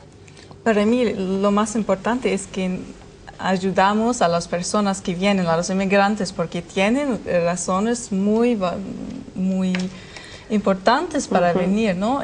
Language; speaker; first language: Spanish; non-native, fluent; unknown